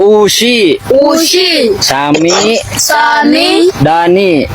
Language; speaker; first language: Indonesian; non-native, local second language; Sundanese